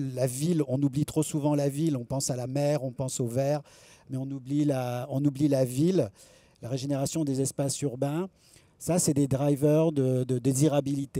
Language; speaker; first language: French; native; French